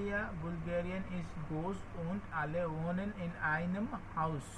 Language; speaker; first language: German; non-native, learner; Bangla